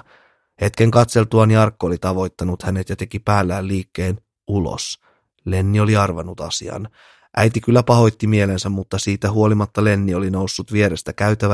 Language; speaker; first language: Finnish; native; Finnish